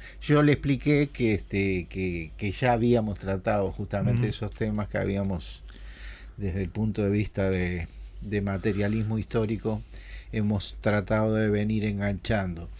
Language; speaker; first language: Spanish; native; Spanish